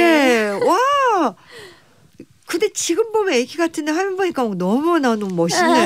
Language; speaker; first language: Korean; native; Korean